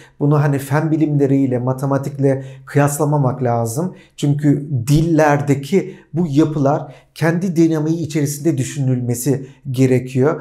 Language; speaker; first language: Turkish; native; Turkish